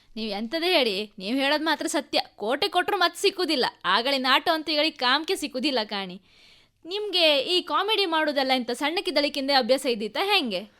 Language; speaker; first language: Kannada; native; Kannada